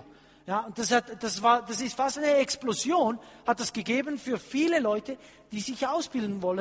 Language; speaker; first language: German; non-native, fluent; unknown